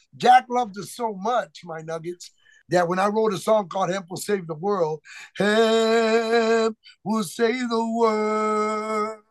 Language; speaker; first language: English; native; English